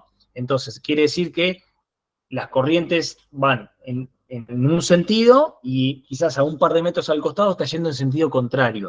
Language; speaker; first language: Spanish; native; Spanish